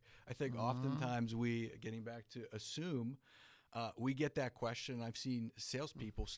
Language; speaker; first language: English; native; English